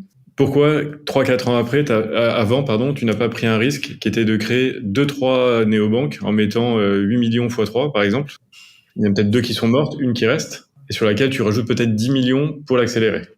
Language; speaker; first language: French; native; French